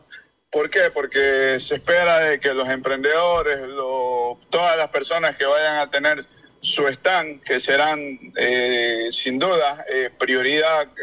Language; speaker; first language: Spanish; native; Spanish